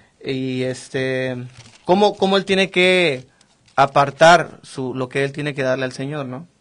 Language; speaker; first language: Spanish; native; Spanish